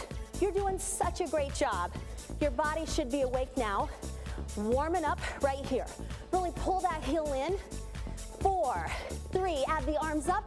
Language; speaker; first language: English; native; English